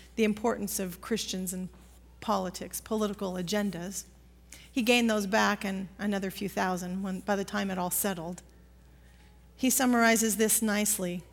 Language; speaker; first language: English; native; English